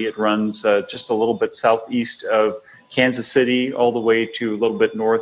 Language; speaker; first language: English; native; English